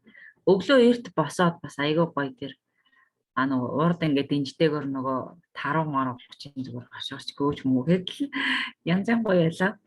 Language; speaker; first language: Mongolian; native; Mongolian